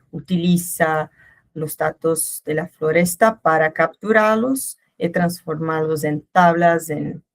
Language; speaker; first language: Spanish; non-native, learner; Portuguese